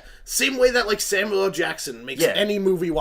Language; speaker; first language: English; native; English